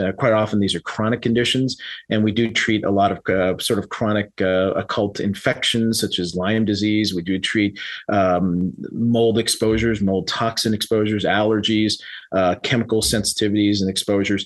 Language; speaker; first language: English; native; English